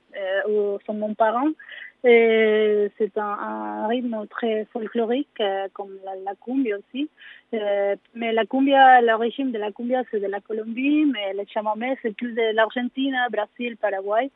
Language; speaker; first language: French; non-native, learner; Spanish